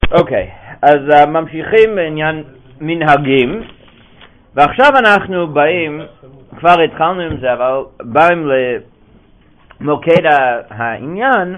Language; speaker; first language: Hebrew; non-native, fluent; English